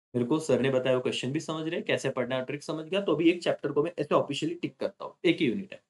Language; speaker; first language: Hindi; non-native, local second language; Marathi